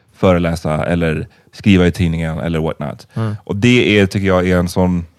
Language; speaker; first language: Swedish; native; Swedish